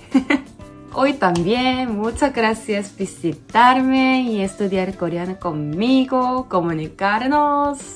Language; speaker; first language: Spanish; non-native, learner; Korean